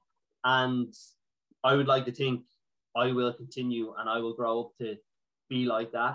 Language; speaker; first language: English; native; English